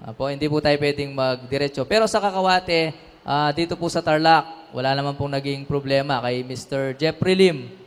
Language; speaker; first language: Filipino; native; Filipino